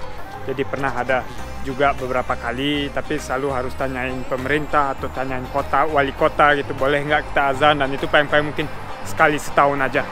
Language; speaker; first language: Indonesian; early bilingual, heritage; German